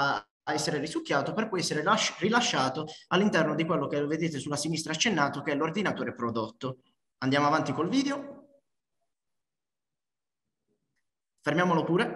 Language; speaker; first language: Italian; native; Italian